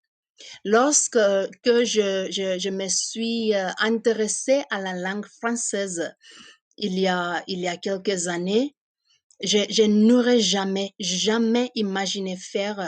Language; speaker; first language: French; non-native, fluent; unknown